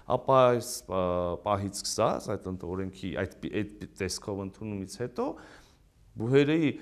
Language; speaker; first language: Armenian; native; Armenian